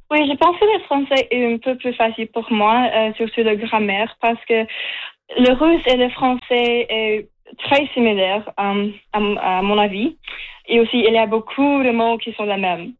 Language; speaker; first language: French; non-native, fluent; Russian